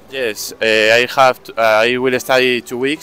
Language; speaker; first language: English; non-native, learner; Spanish